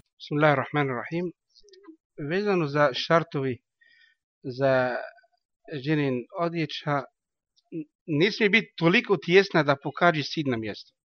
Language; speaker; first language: Bosnian; non-native, learner; Arabic